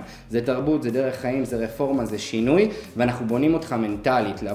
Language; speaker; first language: Hebrew; native; Hebrew